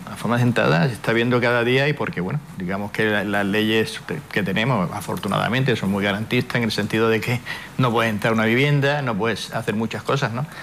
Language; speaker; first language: Spanish; native; Spanish